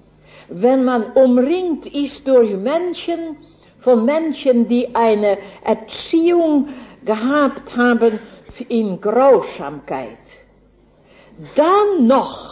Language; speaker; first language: German; non-native, fluent; Dutch